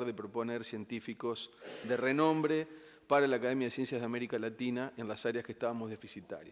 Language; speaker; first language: Spanish; native; Spanish